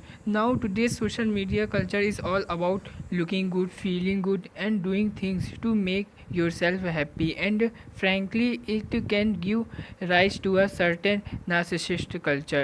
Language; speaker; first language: English; non-native, local second language; Hindi